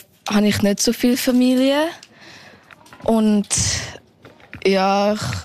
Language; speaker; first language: German; early bilingual, heritage; German